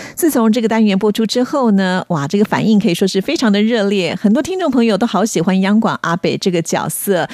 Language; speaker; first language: Chinese; native; Chinese